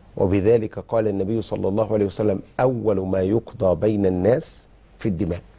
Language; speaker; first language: Egyptian Arabic; native; Egyptian Arabic